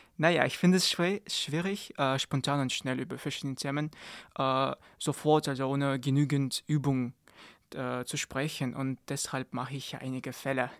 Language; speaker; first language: German; non-native, learner; Kazakh